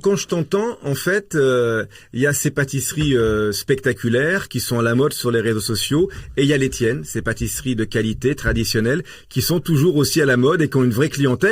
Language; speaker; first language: French; native; French